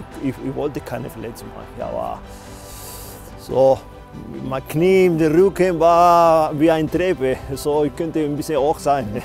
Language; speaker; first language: German; non-native, fluent; Spanish